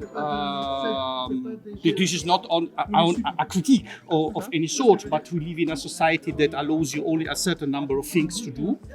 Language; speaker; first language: English; non-native, fluent; Italian